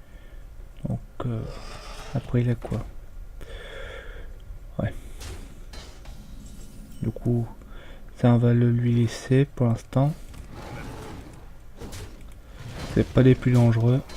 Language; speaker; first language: French; native; French